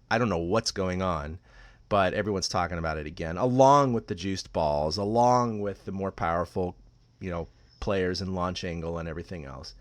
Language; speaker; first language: English; native; English